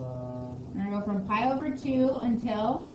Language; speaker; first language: English; native; English